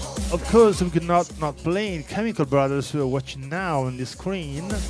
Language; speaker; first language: English; non-native, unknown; Italian